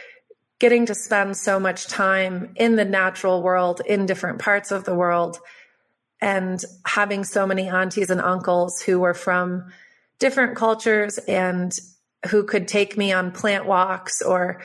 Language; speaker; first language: English; native; English